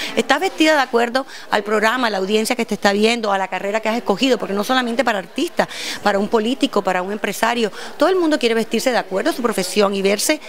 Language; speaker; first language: Spanish; native; Spanish